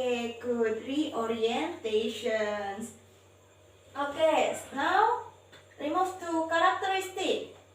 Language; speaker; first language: English; non-native, learner; Indonesian